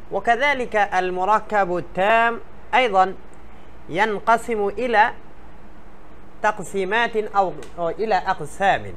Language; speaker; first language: Arabic; non-native, fluent; Bangla